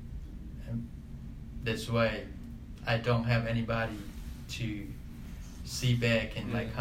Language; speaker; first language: English; non-native, learner; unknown